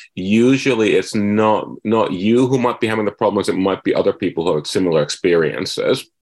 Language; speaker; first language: English; non-native, fluent; Finnish